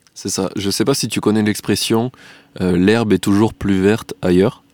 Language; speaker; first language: French; native; French